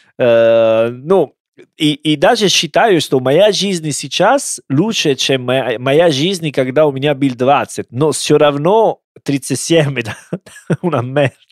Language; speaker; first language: Russian; non-native, learner; Italian